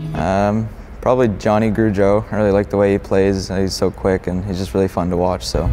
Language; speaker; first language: English; native; English